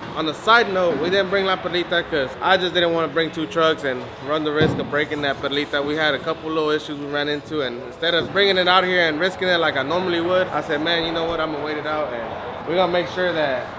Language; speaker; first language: English; early bilingual, other home language; Spanish